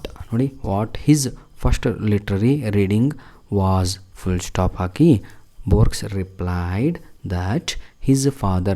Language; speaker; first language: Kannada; native; Kannada